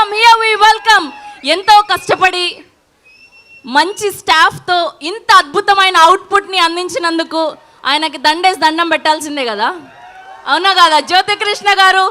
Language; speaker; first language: Telugu; native; Telugu